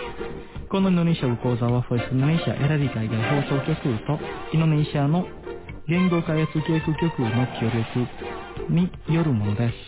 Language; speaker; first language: Japanese; non-native, fluent; Indonesian